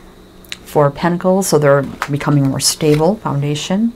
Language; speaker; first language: English; native; English